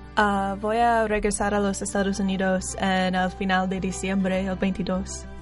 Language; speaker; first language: Spanish; non-native, learner; English